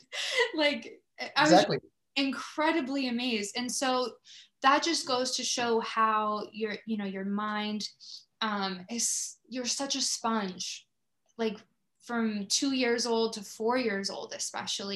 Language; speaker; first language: English; native; English